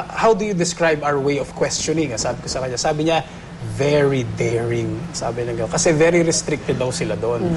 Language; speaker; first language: Filipino; native; Filipino